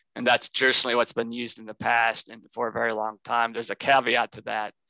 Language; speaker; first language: English; native; English